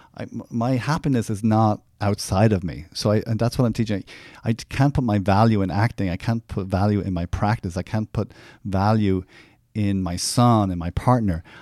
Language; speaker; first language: English; native; English